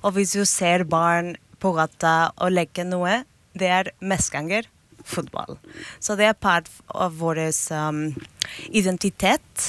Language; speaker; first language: Norwegian; non-native, learner; Spanish